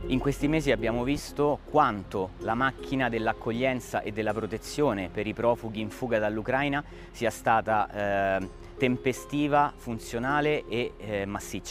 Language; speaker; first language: Italian; native; Italian